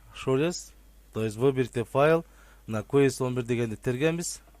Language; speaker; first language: Russian; non-native, local second language; Kyrgyz